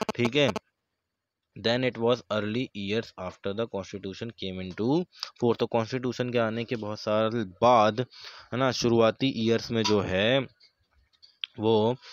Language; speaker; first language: Hindi; native; Hindi